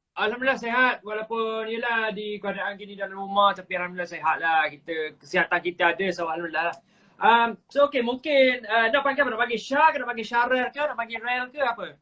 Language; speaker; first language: Malay; native; Malay